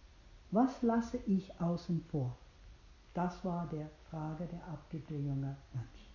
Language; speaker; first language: German; non-native, fluent; English